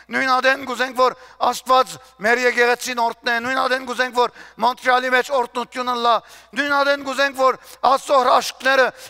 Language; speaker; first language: Armenian; early bilingual, heritage; Armenian